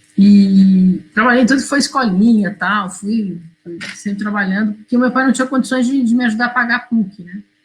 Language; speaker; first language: Portuguese; native; Portuguese